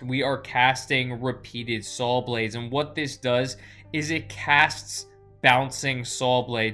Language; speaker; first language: English; native; English